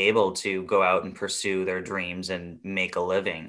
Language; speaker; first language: English; native; English